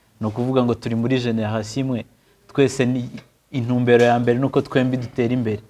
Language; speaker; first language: Kinyarwanda; native; Kinyarwanda